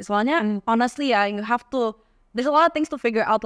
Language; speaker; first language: English; non-native, fluent; Indonesian